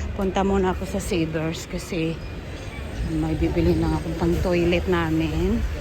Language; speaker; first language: Filipino; non-native, local second language; Hiligaynon